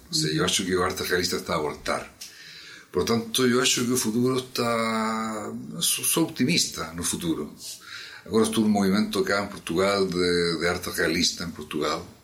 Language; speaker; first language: Portuguese; non-native, fluent; Spanish